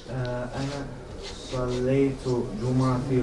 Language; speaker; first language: Arabic; non-native, learner; Bosnian